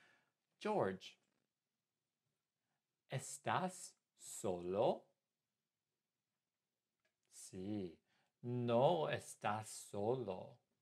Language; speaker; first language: Spanish; non-native, fluent; English